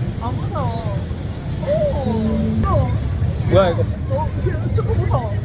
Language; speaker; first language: Korean; non-native, learner; Arabic